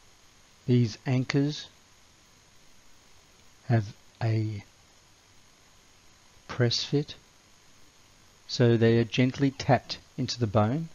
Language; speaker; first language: English; native; English